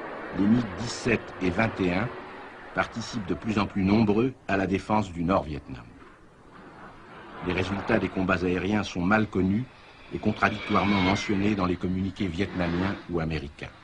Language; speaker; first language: French; native; French